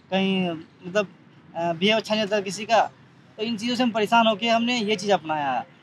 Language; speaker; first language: Hindi; native; Hindi